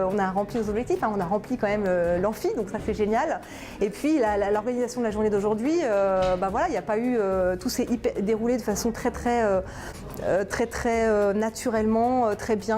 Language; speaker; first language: French; native; French